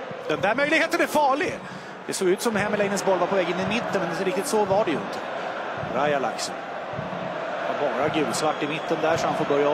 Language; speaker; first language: Swedish; native; Swedish